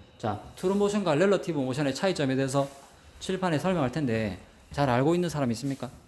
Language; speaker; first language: Korean; native; Korean